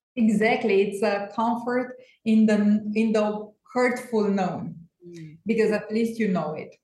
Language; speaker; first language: English; non-native, fluent; Romanian